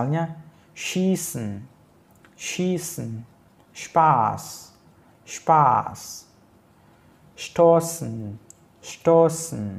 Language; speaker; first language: German; non-native, fluent; Indonesian